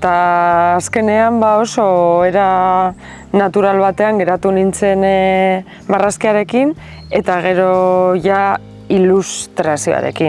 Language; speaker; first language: Basque; non-native, local second language; Spanish